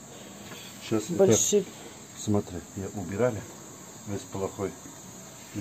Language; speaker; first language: Russian; non-native, learner; Turkish